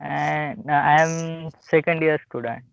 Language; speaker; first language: English; non-native, learner; Marathi